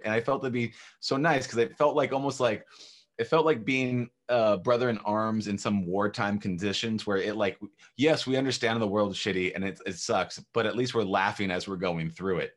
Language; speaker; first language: English; native; English